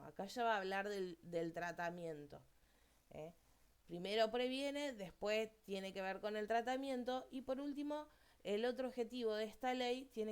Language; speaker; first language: Spanish; native; Spanish